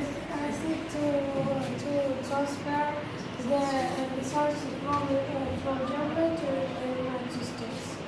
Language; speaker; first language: English; non-native, learner; Arabic